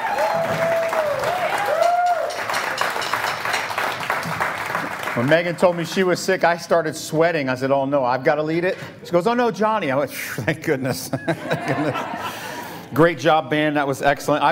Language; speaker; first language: English; native; English